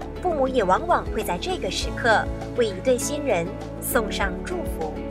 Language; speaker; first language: Chinese; native; Chinese